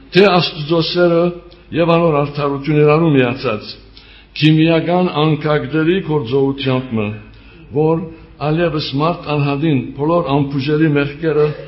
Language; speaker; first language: Armenian; early bilingual, heritage; Armenian